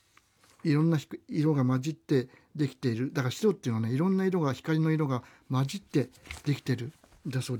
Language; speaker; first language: Japanese; native; Japanese